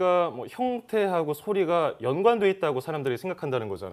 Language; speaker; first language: Korean; native; Korean